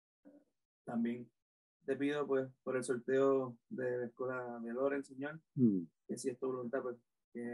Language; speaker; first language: Spanish; native; Spanish